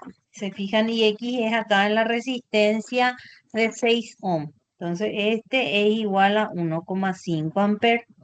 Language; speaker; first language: Spanish; native; Spanish